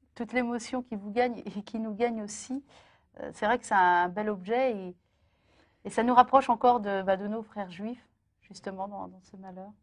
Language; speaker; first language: French; native; French